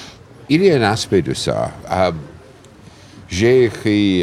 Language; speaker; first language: French; non-native, fluent; English